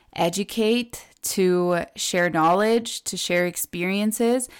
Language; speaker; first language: English; early bilingual, other home language; Spanish